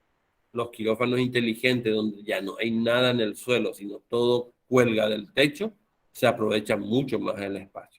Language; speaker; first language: Spanish; native; Spanish